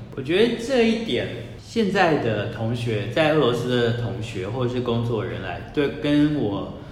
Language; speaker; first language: Chinese; native; Chinese